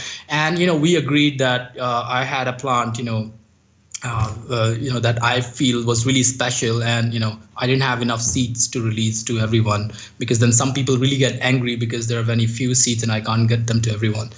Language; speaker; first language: English; non-native, local second language; Hindi